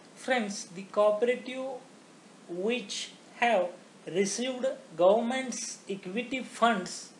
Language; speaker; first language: English; non-native, local second language; Marathi